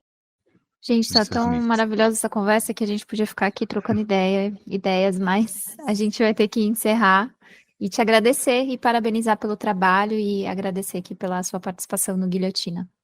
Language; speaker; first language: Portuguese; native; Portuguese